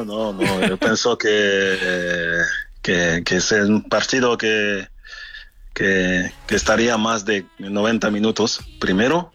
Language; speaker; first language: Spanish; non-native, fluent; French